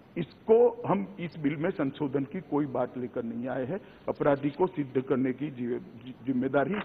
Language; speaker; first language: Hindi; non-native, local second language; Gujarati